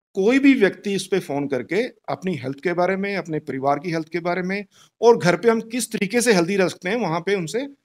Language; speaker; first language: Hindi; native; Hindi